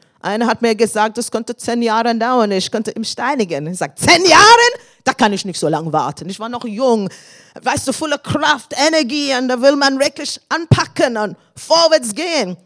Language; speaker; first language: German; non-native, fluent; English